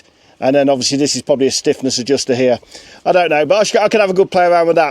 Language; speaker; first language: English; native; English